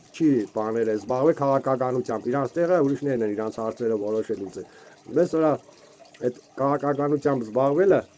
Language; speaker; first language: Armenian; native; Armenian